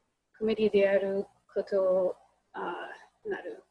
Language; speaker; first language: Japanese; non-native, learner; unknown